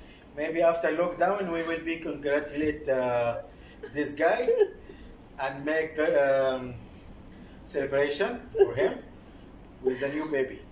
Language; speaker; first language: English; non-native, learner; Arabic